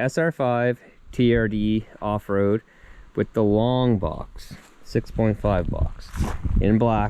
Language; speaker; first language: English; native; English